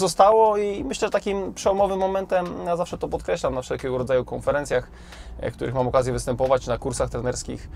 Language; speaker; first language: Polish; native; Polish